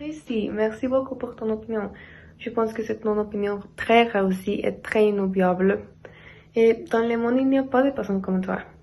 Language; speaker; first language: French; non-native, learner; Spanish